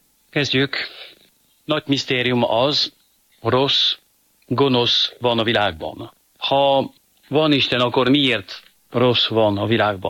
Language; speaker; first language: Hungarian; non-native, fluent; French